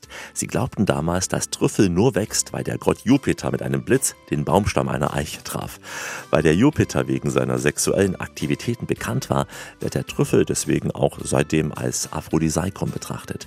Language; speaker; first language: German; native; German